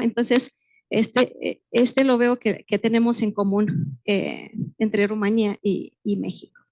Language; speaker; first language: Spanish; non-native, fluent; Romanian